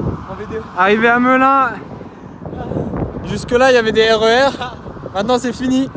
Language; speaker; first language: French; native; French